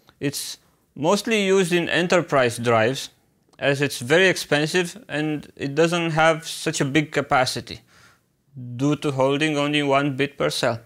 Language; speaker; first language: English; non-native, fluent; Romanian